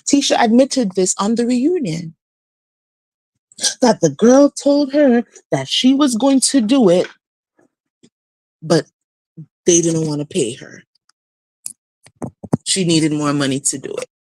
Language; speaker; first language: English; native; English